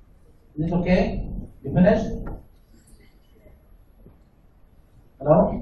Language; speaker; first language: English; non-native, learner; Arabic